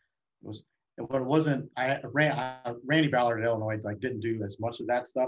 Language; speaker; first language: English; native; English